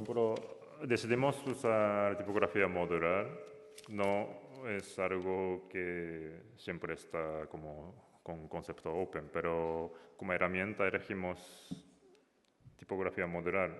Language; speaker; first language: Spanish; non-native, learner; Japanese